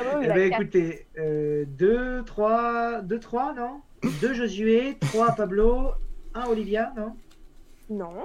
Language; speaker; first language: French; native; French